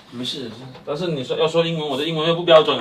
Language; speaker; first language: Chinese; native; Chinese